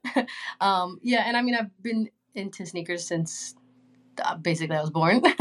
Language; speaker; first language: English; early bilingual, other home language; Spanish